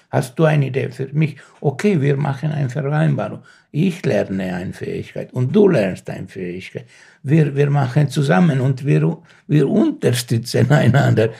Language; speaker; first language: German; non-native, learner; Finnish